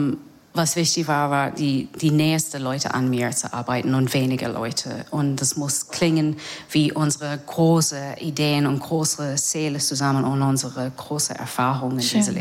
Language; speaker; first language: German; non-native, learner; English